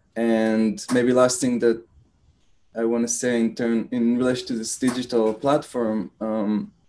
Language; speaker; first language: English; non-native, fluent; Hebrew